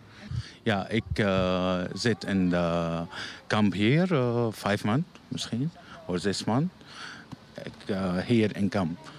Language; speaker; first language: Dutch; non-native, learner; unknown